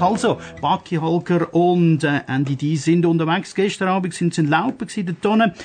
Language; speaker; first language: German; native; German